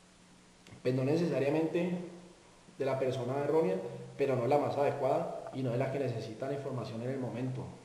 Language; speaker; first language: Spanish; native; Spanish